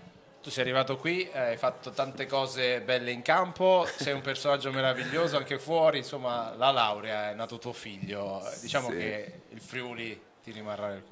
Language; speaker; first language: Italian; native; Italian